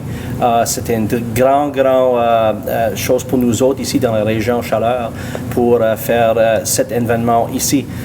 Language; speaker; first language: French; non-native, local second language; English